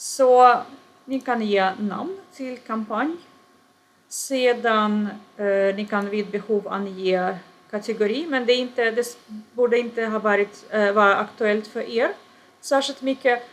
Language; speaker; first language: Swedish; non-native, fluent; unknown